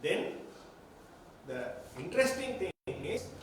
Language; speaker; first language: English; non-native, local second language; Sinhala